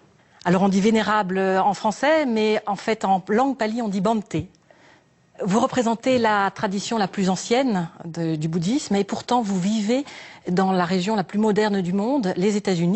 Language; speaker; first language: French; native; French